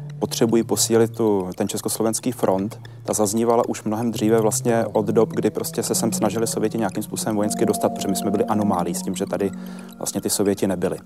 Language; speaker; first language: Czech; native; Czech